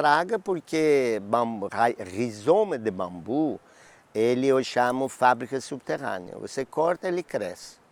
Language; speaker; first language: Portuguese; non-native, learner; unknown